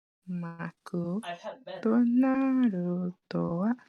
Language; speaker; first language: Japanese; non-native, fluent; Malay